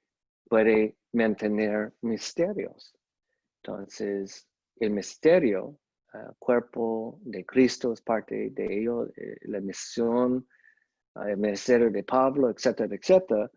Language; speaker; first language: Spanish; non-native, fluent; English